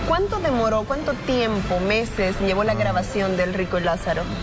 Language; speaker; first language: Spanish; native; Spanish